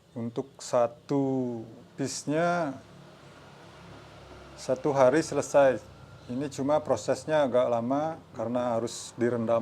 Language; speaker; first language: Indonesian; non-native, local second language; Balinese